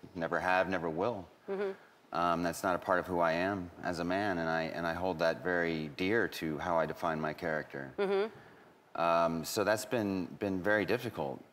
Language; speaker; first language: English; native; English